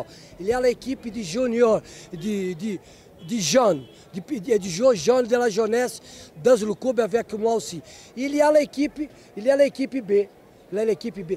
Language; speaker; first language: French; non-native, fluent; Portuguese